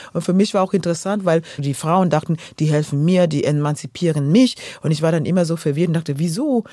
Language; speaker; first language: German; non-native, fluent; Luo (Kenya and Tanzania)